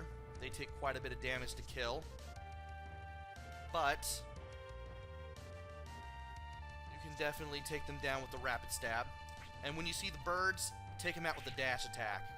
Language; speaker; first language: English; native; English